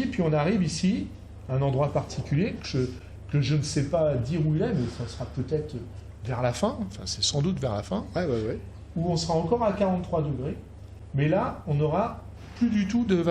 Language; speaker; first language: French; native; French